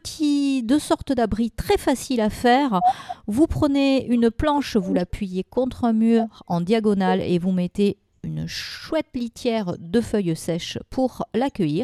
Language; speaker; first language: French; native; French